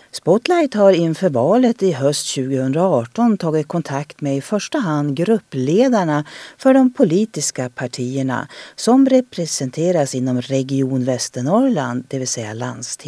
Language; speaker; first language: Swedish; native; Swedish